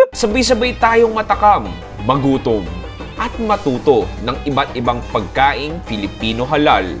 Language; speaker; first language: Filipino; native; Filipino